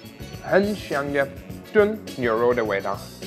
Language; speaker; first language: Chinese; non-native, fluent; German